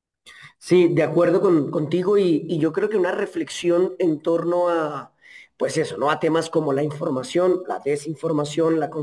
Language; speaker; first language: Spanish; native; Spanish